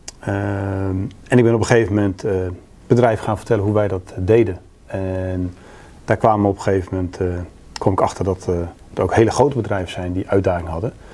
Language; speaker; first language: Dutch; native; Dutch